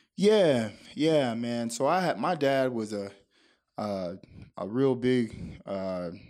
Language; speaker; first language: English; native; English